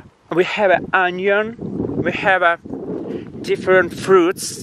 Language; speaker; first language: English; non-native, learner; Russian